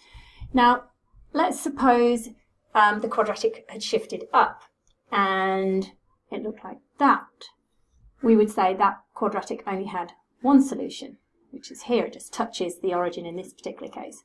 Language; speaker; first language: English; native; English